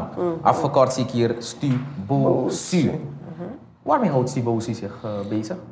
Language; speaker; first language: Dutch; native; Dutch